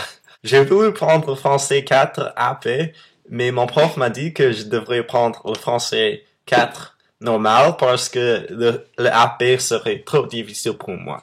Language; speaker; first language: French; non-native, fluent; English